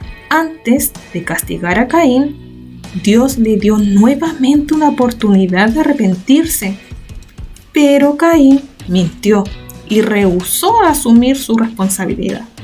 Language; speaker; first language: Spanish; native; Spanish